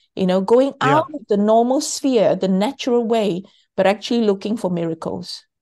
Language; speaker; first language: English; non-native, local second language; Cantonese